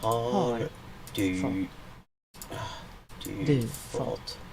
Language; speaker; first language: Swedish; non-native, learner; English